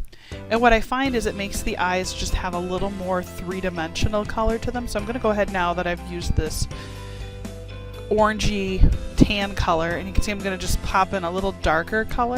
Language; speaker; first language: English; native; English